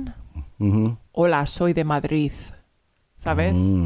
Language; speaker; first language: Spanish; early bilingual, heritage; English